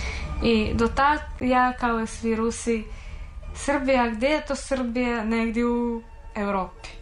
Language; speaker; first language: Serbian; non-native, fluent; Russian